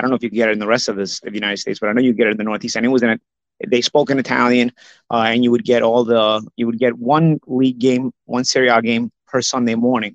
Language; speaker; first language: English; early bilingual, other home language; Italian